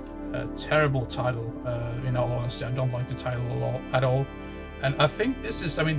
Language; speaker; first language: English; non-native, fluent; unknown